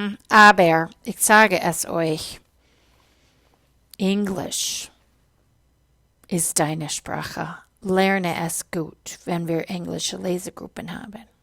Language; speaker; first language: German; non-native, fluent; English